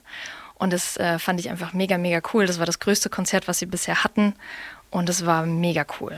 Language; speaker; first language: German; native; German